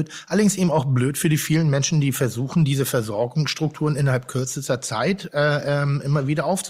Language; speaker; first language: German; native; German